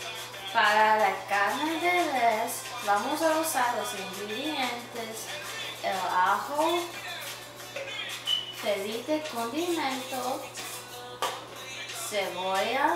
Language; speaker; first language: Spanish; non-native, learner; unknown